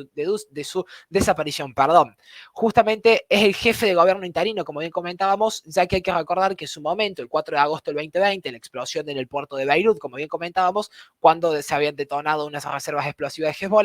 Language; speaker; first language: Spanish; native; Spanish